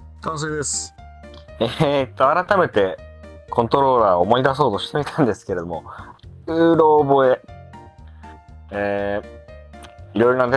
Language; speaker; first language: Japanese; native; Japanese